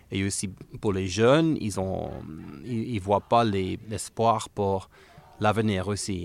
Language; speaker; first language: French; non-native, fluent; English